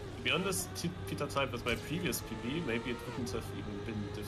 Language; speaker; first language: English; non-native, learner; German